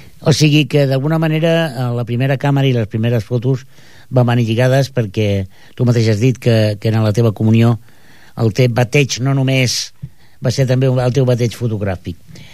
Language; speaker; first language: Catalan; native; Catalan